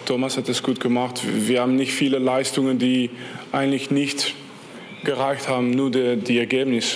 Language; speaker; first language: German; non-native, fluent; French